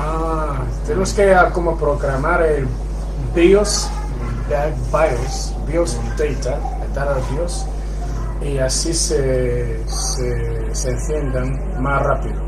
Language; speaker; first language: Spanish; non-native, fluent; Chinese